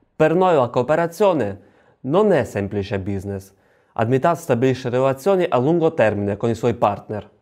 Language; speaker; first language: Italian; non-native, fluent; Russian